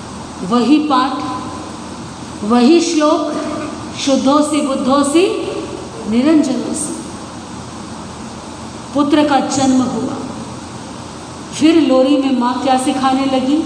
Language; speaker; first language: Hindi; native; Hindi